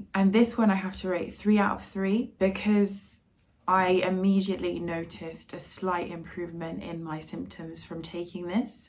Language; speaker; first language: English; native; English